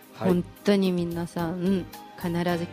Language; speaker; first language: Japanese; non-native, fluent; Russian